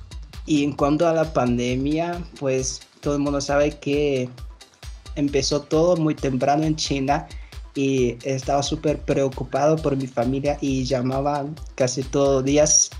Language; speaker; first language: Spanish; non-native, fluent; Chinese